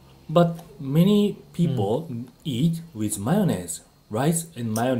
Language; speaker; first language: English; non-native, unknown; Japanese